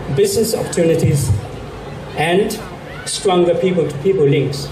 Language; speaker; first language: English; non-native, fluent; Chinese